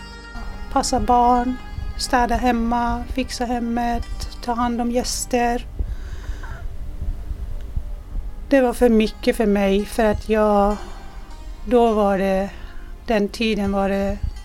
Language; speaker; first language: Swedish; non-native, fluent; Persian